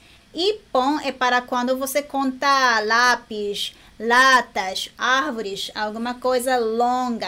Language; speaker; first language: Portuguese; non-native, fluent; Japanese